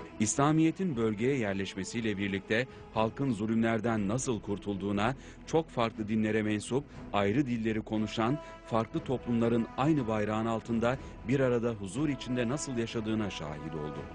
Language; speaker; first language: Turkish; native; Turkish